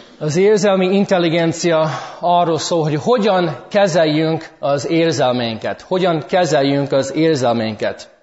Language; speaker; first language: Hungarian; early bilingual, heritage; English